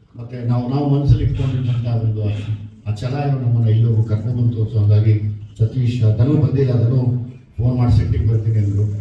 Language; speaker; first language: Kannada; native; Kannada